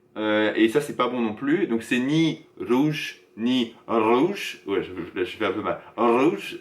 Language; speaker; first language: French; native; French